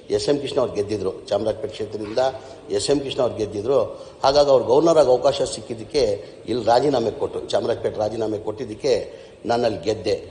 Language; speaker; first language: Kannada; non-native, local second language; Urdu